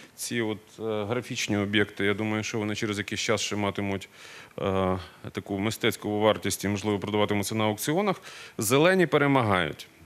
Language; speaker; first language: Ukrainian; non-native, local second language; Russian